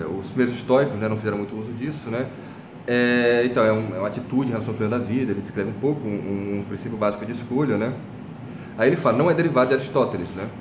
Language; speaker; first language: Portuguese; native; Portuguese